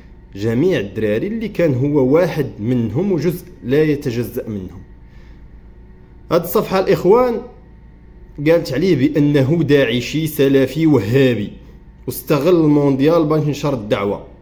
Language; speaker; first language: Arabic; native; Arabic